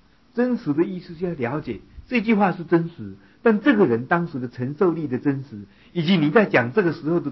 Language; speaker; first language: Chinese; native; Chinese